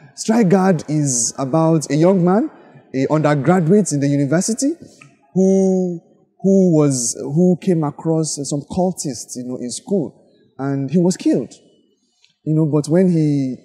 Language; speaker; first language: English; non-native, local second language; Yoruba